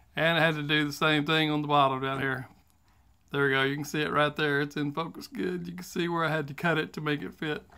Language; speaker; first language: English; native; English